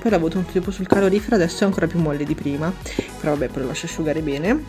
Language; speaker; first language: Italian; native; Italian